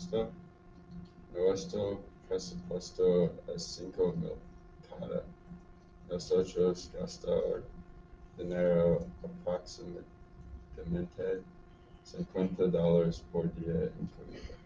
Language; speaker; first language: Spanish; non-native, learner; English